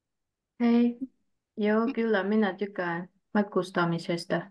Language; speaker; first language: Finnish; non-native, fluent; Polish